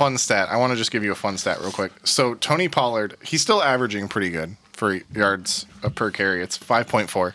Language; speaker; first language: English; native; English